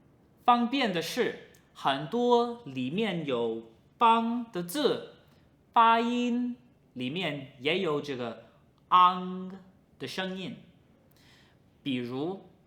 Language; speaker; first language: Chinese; non-native, fluent; English